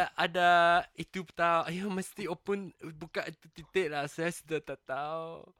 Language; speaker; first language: Malay; non-native, local second language; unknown